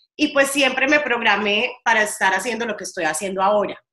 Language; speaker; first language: Spanish; native; Spanish